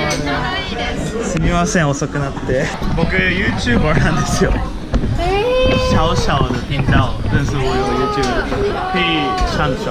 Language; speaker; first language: Japanese; native; Japanese